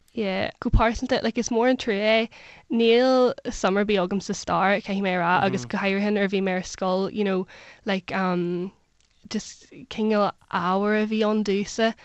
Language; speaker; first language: Irish; non-native, local second language; English